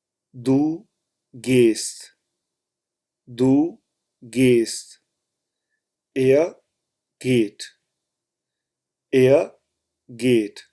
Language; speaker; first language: German; non-native, fluent; Urdu